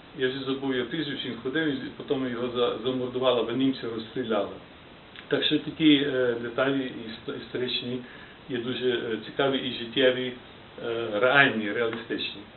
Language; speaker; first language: Ukrainian; early bilingual, heritage; Ukrainian